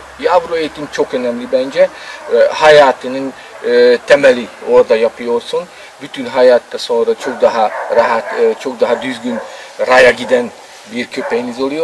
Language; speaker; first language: Turkish; non-native, fluent; Hungarian